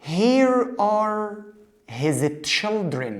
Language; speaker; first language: English; non-native, fluent; Arabic